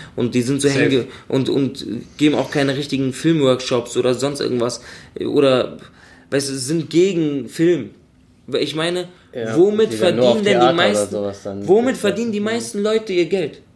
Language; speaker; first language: German; native; German